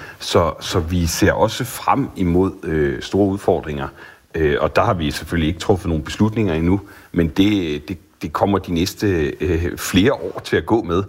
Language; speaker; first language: Danish; native; Danish